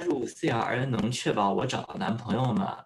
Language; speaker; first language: Chinese; native; Chinese